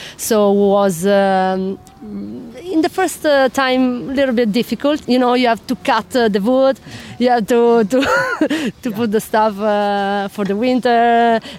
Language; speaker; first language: English; non-native, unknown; Italian